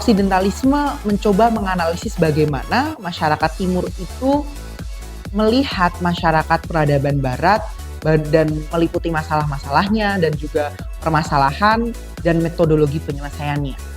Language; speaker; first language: Indonesian; native; Indonesian